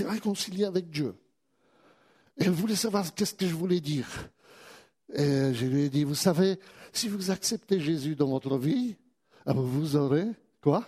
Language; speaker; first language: French; native; French